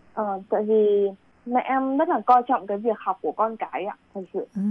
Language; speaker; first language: Vietnamese; native; Vietnamese